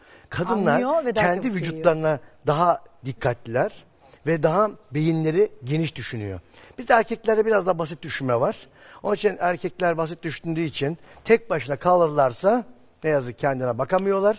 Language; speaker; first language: Turkish; native; Turkish